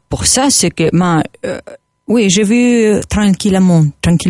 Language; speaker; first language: French; non-native, learner; Spanish